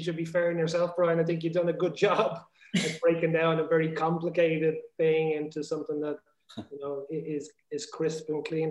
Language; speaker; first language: English; native; English